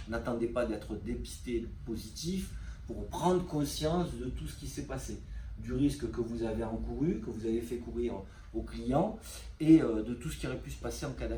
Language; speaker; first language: French; native; French